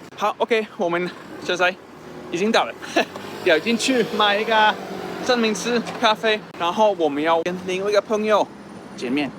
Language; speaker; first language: Chinese; non-native, fluent; Swedish